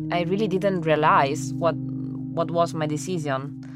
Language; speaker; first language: English; non-native, fluent; Italian